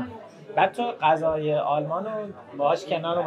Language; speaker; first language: Persian; native; Persian